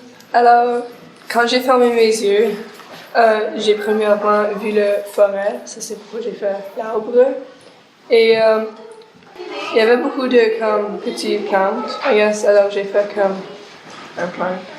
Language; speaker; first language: French; non-native, local second language; English